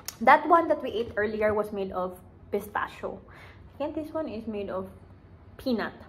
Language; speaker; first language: English; non-native, local second language; Hiligaynon